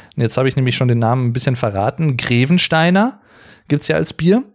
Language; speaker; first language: German; native; German